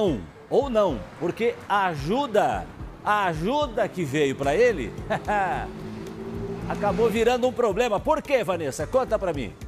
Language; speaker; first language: Portuguese; native; Portuguese